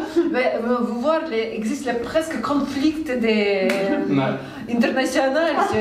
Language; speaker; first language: French; non-native, learner; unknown